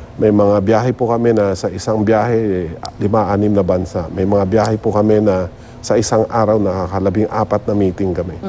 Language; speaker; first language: Filipino; non-native, local second language; Cebuano